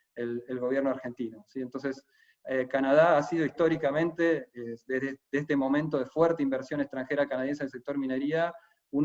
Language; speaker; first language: Spanish; native; Spanish